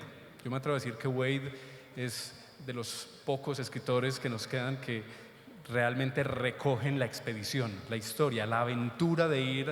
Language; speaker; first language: Spanish; native; Spanish